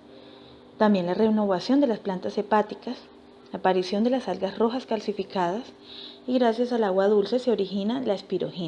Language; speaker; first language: Spanish; native; Spanish